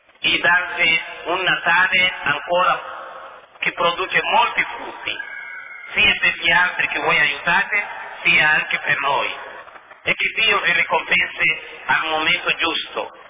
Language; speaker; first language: Italian; non-native, fluent; Portuguese